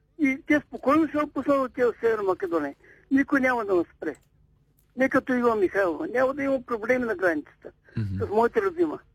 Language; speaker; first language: Bulgarian; native; Bulgarian